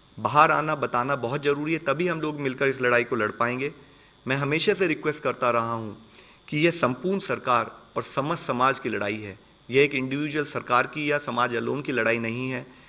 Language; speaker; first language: Hindi; native; Hindi